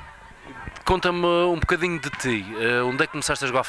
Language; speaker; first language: Portuguese; native; Portuguese